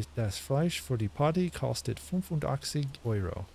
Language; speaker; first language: German; non-native, learner; English